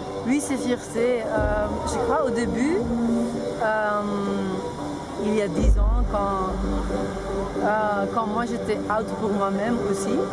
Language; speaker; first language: French; non-native, local second language; Dutch